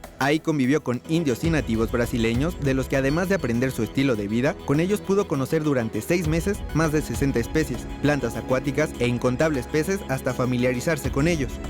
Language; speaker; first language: Spanish; native; Spanish